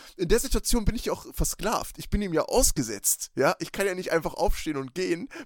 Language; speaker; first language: German; early bilingual, other home language; Turkish